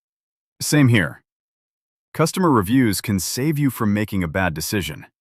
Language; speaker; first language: English; native; English